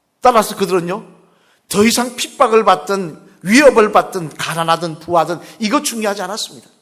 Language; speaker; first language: Korean; native; Korean